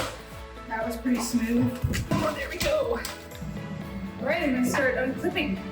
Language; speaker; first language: English; native; English